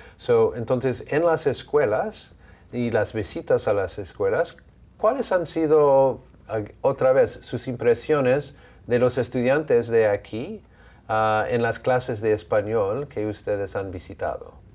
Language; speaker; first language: Spanish; non-native, fluent; English